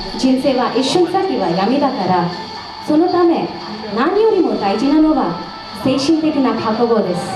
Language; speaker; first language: Japanese; non-native, fluent; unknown